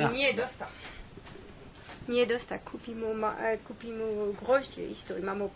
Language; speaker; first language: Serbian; non-native, learner; French